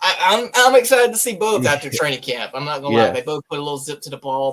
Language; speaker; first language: English; native; English